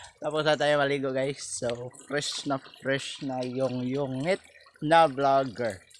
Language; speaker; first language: Filipino; non-native, local second language; Cebuano